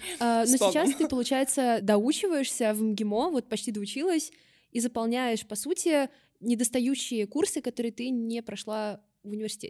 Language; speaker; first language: Russian; native; Russian